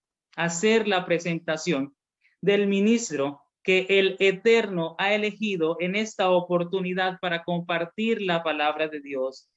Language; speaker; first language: Spanish; native; Spanish